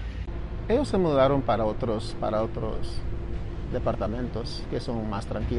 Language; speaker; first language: Spanish; native; Spanish